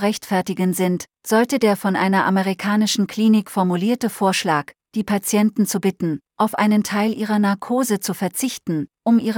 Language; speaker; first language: German; native; German